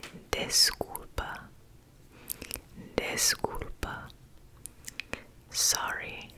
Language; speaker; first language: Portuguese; non-native, learner; English